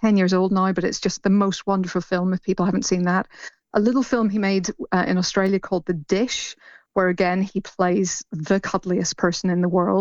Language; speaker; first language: English; native; English